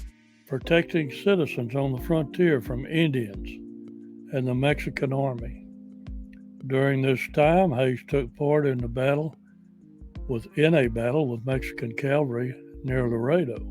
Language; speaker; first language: English; native; English